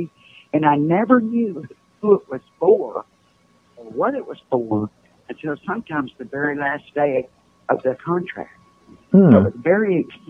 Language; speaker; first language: English; native; English